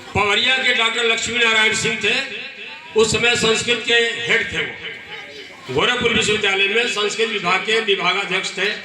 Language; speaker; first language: Hindi; native; Hindi